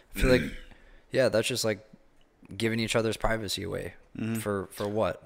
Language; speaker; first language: English; native; English